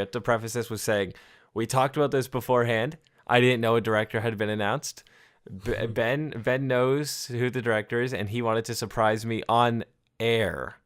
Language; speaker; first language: English; native; English